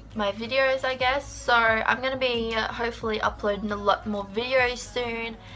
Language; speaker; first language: English; native; English